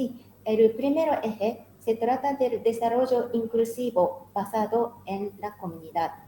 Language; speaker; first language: Spanish; non-native, learner; Japanese